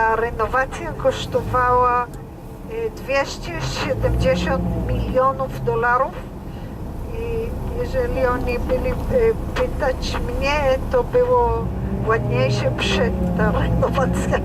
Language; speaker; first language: Polish; non-native, fluent; Hebrew